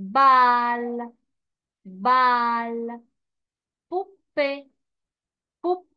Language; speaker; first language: French; non-native, fluent; Arabic